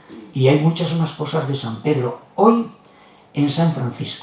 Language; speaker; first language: Spanish; native; Spanish